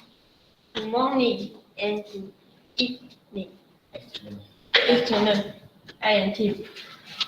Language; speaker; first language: English; non-native, learner; Chinese